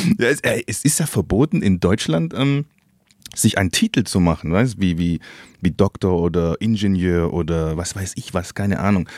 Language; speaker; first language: German; native; German